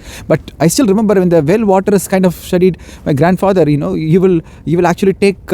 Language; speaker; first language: English; non-native, local second language; Tamil